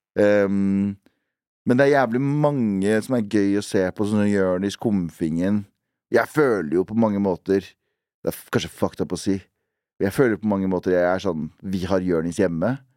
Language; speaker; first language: Norwegian; early bilingual, other home language; Central Kurdish